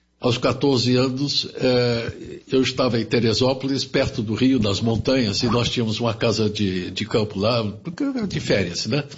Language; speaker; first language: Portuguese; early bilingual, other home language; German